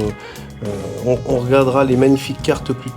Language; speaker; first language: French; native; French